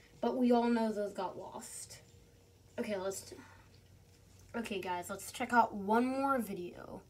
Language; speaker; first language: English; native; English